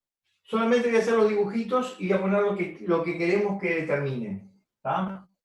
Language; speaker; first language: Spanish; native; Spanish